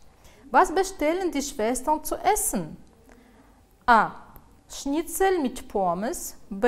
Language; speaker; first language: German; non-native, fluent; Uzbek